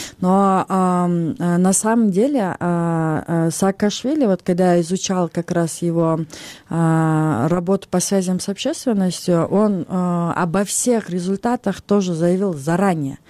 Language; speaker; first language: Russian; non-native, local second language; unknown